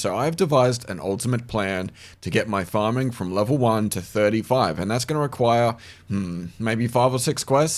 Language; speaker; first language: English; native; English